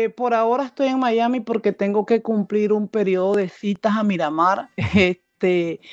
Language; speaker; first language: Spanish; native; Spanish